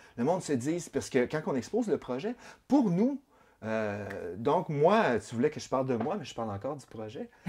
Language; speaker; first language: French; native; French